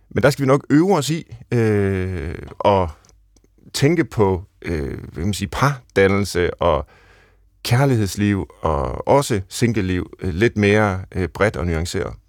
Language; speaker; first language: Danish; native; Danish